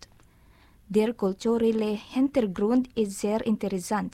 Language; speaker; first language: German; non-native, learner; Filipino